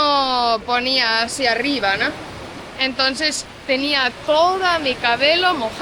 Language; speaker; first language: Spanish; non-native, fluent; Portuguese